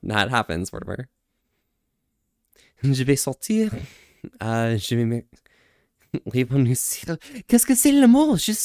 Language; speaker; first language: French; non-native, learner; English